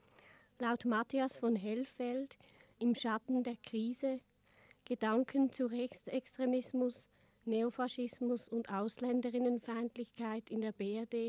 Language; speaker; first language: German; native; German